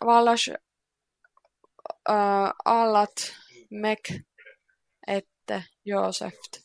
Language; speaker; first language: Hungarian; non-native, learner; Finnish